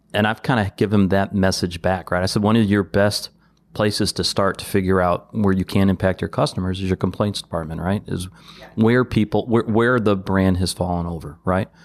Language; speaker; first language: English; native; English